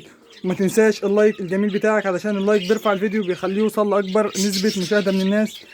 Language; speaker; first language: Arabic; native; Arabic